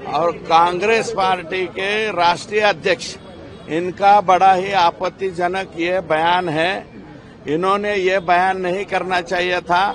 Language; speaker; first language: Hindi; non-native, local second language; Marathi